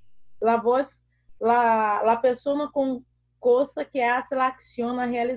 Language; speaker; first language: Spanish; non-native, learner; Portuguese